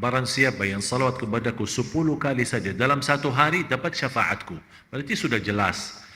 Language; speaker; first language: Malay; non-native, fluent; Arabic